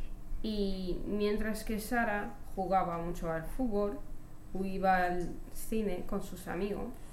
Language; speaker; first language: Spanish; non-native, learner; English